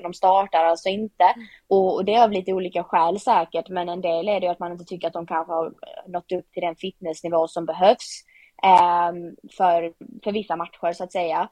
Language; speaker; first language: Swedish; native; Swedish